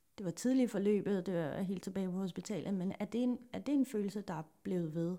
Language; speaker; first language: Danish; native; Danish